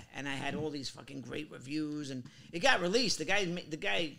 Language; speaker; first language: English; native; English